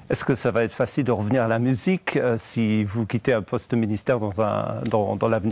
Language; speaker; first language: French; native; French